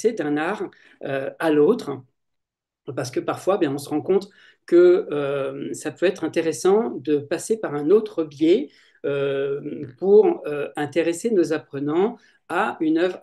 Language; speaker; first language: French; native; French